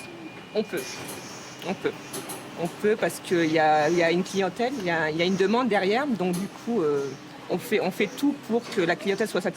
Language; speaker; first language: French; native; French